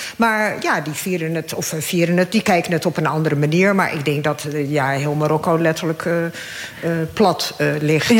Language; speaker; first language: Dutch; early bilingual, other home language; Arabic